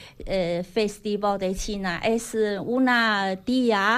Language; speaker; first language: Spanish; non-native, learner; Chinese